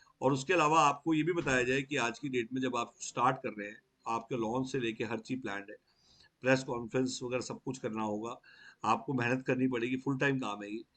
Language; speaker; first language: Hindi; native; Hindi